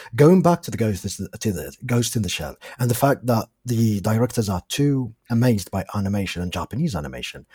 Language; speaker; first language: English; non-native, fluent; Arabic